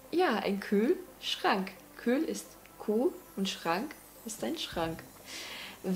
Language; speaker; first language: German; non-native, fluent; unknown